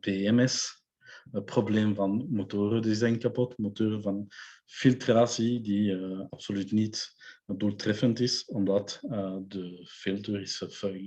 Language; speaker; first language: Dutch; non-native, local second language; French